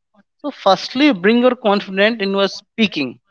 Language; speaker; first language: English; non-native, local second language; Hindi